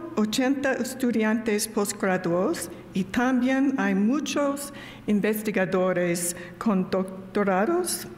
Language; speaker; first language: Spanish; non-native, learner; English